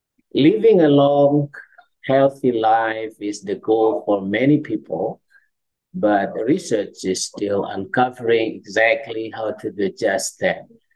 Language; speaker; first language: English; non-native, fluent; Indonesian